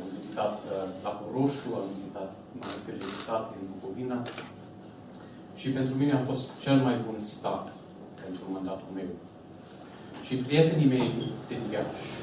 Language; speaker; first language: Romanian; non-native, fluent; English